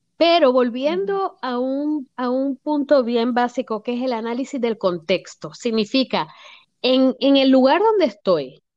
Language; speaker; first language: Spanish; native; Spanish